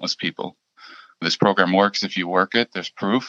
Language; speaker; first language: English; early bilingual, other home language; German